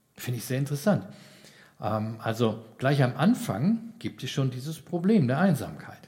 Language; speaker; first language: German; native; German